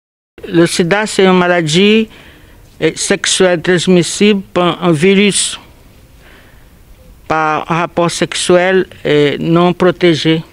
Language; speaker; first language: French; non-native, learner; Spanish